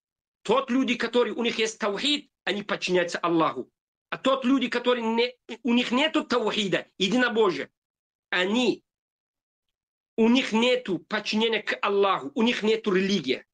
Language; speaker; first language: Russian; non-native, fluent; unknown